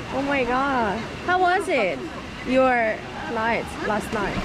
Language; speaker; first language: English; non-native, learner; Korean